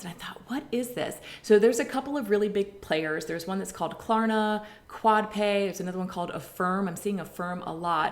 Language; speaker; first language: English; native; English